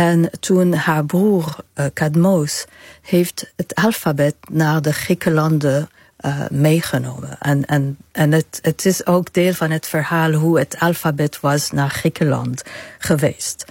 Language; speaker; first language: Dutch; non-native, fluent; Arabic